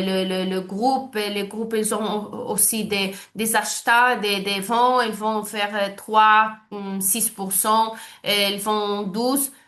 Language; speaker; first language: French; non-native, learner; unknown